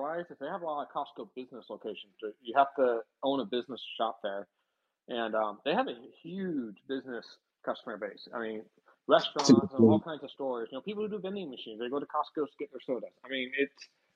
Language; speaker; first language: English; native; English